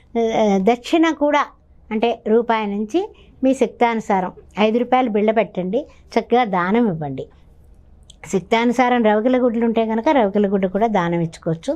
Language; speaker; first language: Telugu; native; Telugu